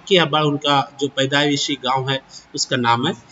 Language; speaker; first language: Hindi; non-native, local second language; Kannada